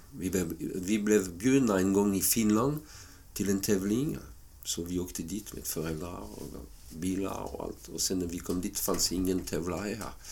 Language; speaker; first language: Swedish; non-native, fluent; French